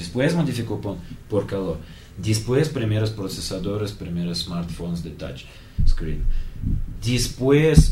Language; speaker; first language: Spanish; non-native, learner; Russian